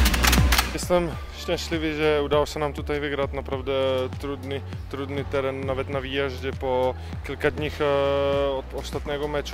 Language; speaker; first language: Polish; non-native, fluent; Czech